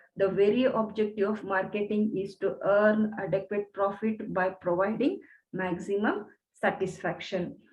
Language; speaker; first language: English; non-native, local second language; Kannada